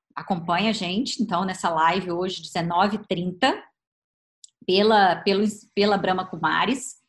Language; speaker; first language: Portuguese; native; Portuguese